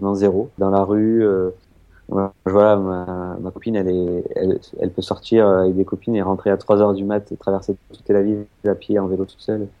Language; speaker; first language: French; native; French